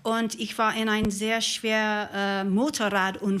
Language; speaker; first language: German; non-native, learner; English